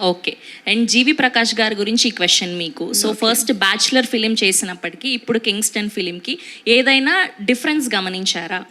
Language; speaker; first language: Telugu; native; Telugu